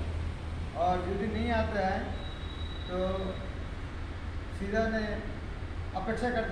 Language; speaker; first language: Hindi; non-native, local second language; Bangla